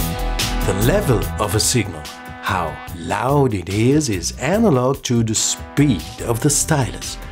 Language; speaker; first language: English; non-native, fluent; German